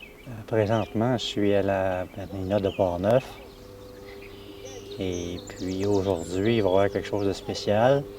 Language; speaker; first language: French; native; French